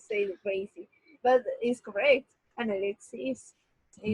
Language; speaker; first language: English; non-native, learner; Spanish